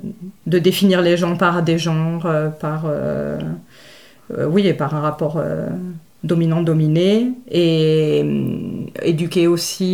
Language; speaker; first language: French; native; French